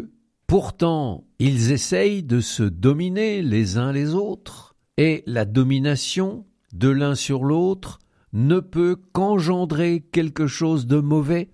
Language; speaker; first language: French; native; French